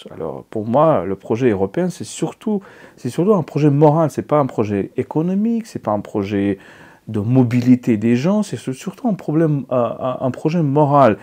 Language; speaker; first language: French; non-native, fluent; Ukrainian